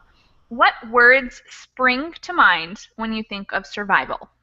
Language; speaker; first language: English; native; English